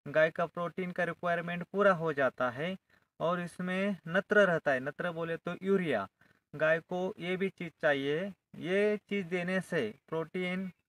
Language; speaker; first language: Hindi; non-native, local second language; Marathi